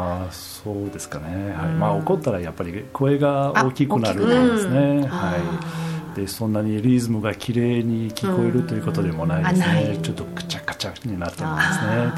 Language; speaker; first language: Japanese; non-native, fluent; French